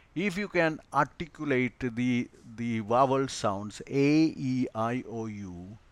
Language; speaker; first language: English; non-native, local second language; Malayalam